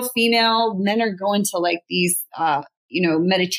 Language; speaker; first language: English; native; English